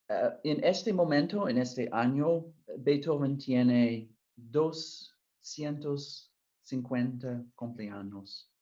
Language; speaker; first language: Spanish; non-native, fluent; English